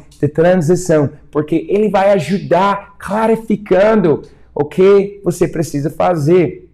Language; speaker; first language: Portuguese; non-native, fluent; English